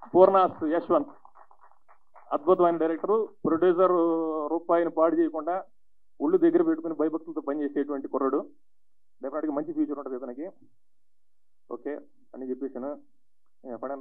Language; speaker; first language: Telugu; native; Telugu